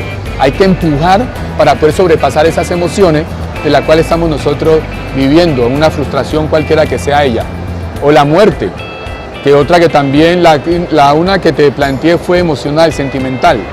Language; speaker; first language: Spanish; native; Spanish